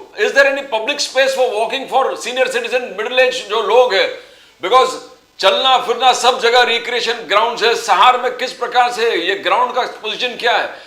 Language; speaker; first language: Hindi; non-native, local second language; Malayalam